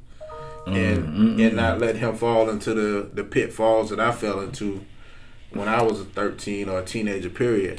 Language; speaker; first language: English; native; English